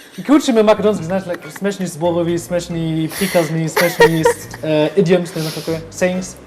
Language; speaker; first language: Macedonian; non-native, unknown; German